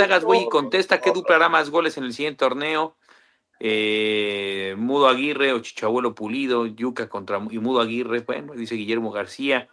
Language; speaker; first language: Spanish; native; Spanish